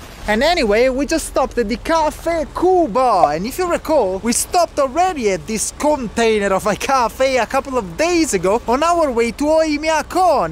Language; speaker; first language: English; non-native, fluent; Italian